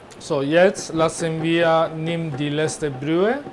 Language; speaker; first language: German; non-native, learner; Italian